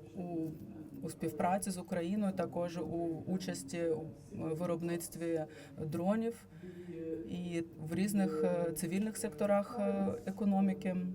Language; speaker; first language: Ukrainian; non-native, fluent; Latvian